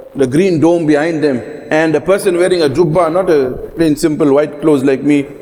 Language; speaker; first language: English; native; English